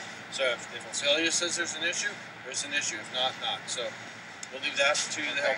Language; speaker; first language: English; native; English